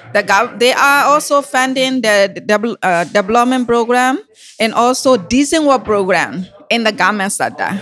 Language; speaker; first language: English; non-native, learner; Burmese